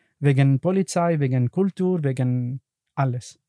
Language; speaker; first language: German; non-native, learner; Arabic